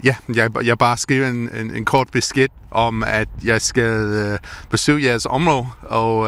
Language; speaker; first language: Danish; non-native, fluent; English